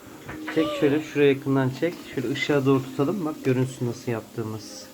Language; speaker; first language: Turkish; native; Turkish